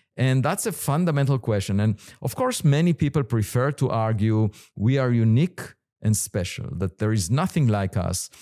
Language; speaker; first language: English; non-native, fluent; Hebrew